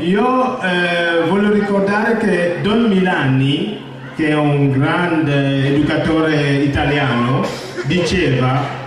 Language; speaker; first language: Italian; non-native, fluent; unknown